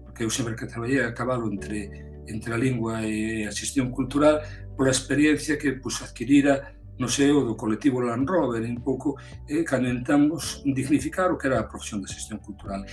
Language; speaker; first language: Galician; non-native, local second language; Spanish